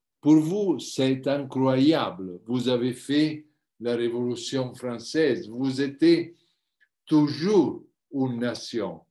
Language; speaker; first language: French; non-native, learner; Italian